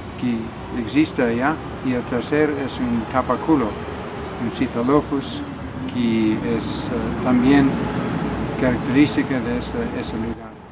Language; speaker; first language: Spanish; non-native, learner; English